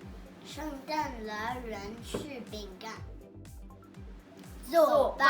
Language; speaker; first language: Chinese; non-native, learner; English